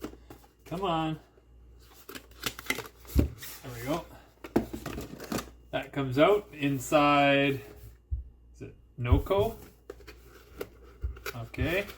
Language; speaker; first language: English; native; English